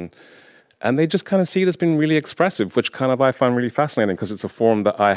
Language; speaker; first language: English; native; English